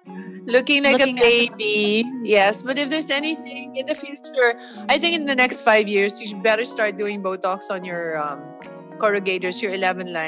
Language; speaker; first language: English; non-native, local second language; Filipino